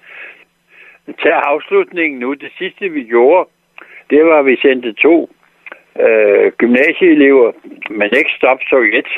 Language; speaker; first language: Danish; native; Danish